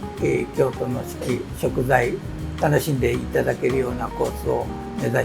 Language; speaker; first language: Japanese; native; Japanese